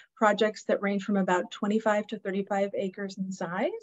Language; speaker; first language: English; native; English